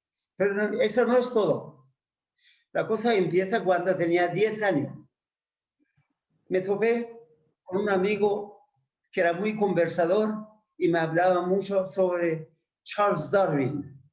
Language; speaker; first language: Spanish; non-native, learner; Persian